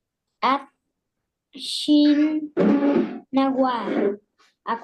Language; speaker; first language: English; non-native, learner; Vietnamese